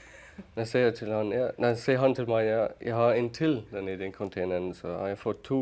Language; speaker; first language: Norwegian; non-native, fluent; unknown